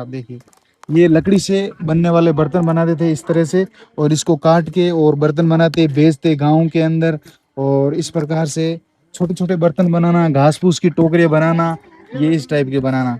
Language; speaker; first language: Hindi; native; Hindi